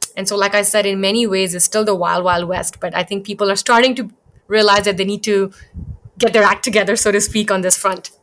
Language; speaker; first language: English; early bilingual, other home language; Thai